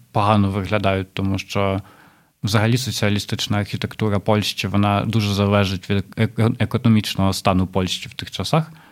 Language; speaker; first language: Ukrainian; non-native, local second language; Russian